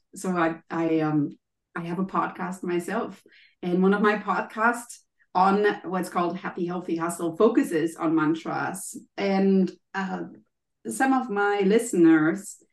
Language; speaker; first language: English; non-native, fluent; German